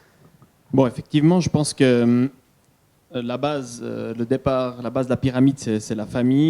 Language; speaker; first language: French; native; French